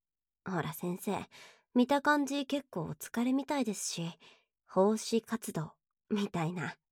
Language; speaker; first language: Japanese; native; Japanese